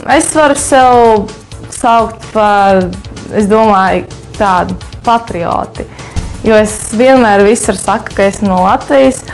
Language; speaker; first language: Latvian; non-native, local second language; Russian